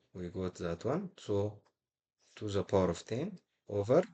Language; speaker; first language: English; non-native, local second language; Amharic